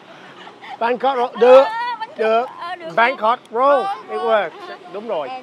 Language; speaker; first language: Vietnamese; non-native, learner; English